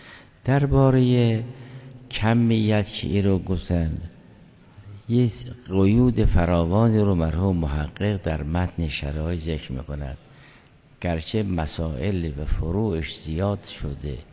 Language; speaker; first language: Persian; native; Persian